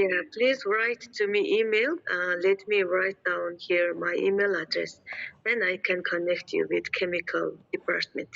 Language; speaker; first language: English; non-native, learner; Mongolian